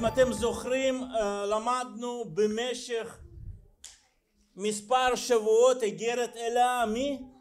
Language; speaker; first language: Hebrew; non-native, fluent; Russian